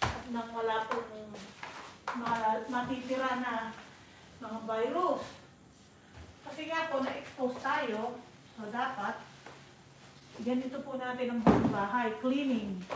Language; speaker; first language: Filipino; native; Filipino